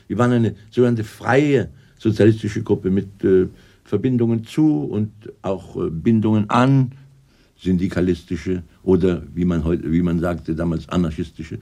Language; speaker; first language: German; native; German